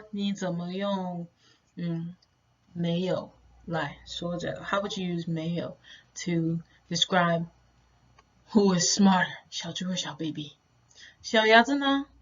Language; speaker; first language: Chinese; non-native, fluent; English